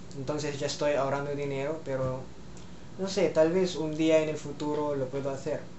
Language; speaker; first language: Spanish; non-native, fluent; Filipino